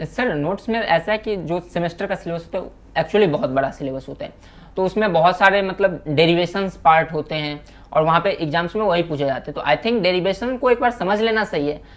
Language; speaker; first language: Hindi; native; Hindi